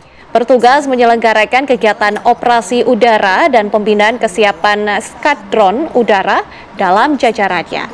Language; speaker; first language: Indonesian; native; Indonesian